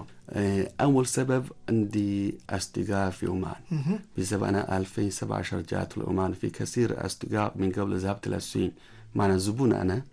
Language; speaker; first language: Arabic; non-native, learner; Chinese